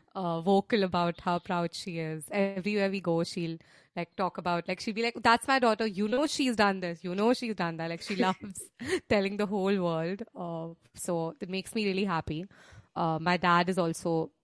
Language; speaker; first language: English; non-native, local second language; Hindi